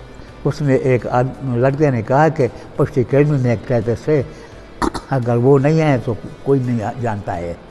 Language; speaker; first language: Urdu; non-native, local second language; Pashto